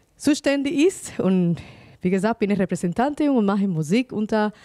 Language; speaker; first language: German; non-native, fluent; Spanish